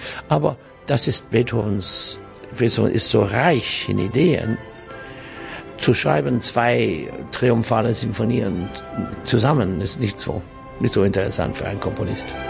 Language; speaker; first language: German; non-native, fluent; English